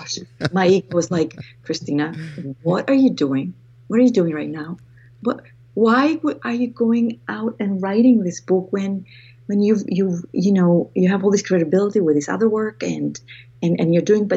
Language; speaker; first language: English; non-native, fluent; Greek